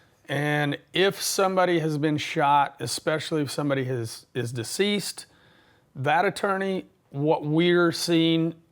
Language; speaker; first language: English; native; English